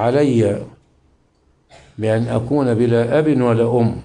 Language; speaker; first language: Arabic; native; Arabic